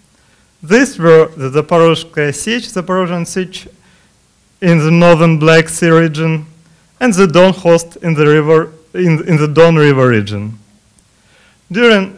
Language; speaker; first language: English; non-native, fluent; Russian